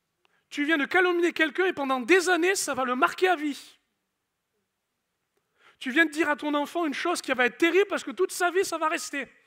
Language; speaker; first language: French; native; French